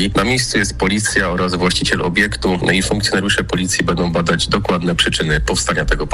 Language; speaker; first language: Polish; native; Polish